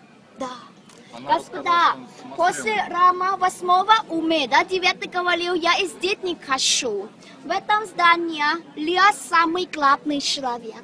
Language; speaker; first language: Russian; non-native, learner; Thai